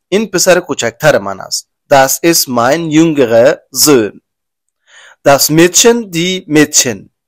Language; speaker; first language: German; non-native, learner; Persian